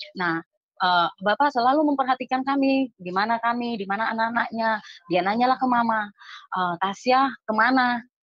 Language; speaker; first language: Indonesian; native; Indonesian